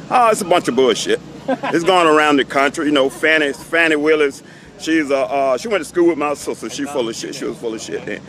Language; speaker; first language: English; native; English